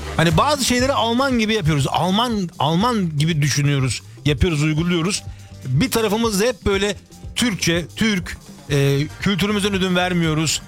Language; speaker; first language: Turkish; early bilingual, heritage; Turkish